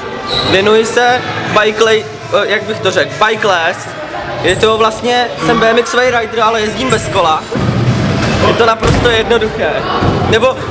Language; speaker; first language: Czech; native; Czech